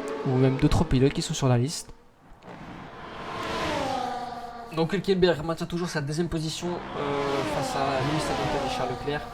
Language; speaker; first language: French; native; French